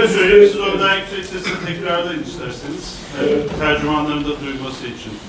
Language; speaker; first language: Turkish; native; Turkish